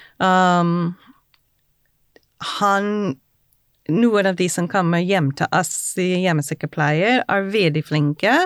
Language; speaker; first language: Norwegian; non-native, fluent; English